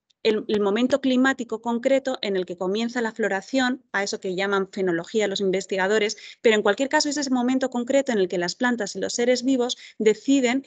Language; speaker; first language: Spanish; native; Spanish